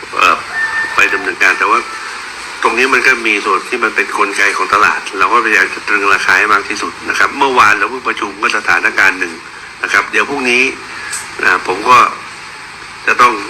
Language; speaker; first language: Thai; native; Thai